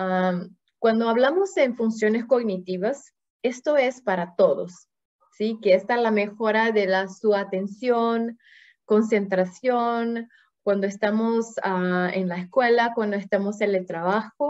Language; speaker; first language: Spanish; non-native, fluent; Portuguese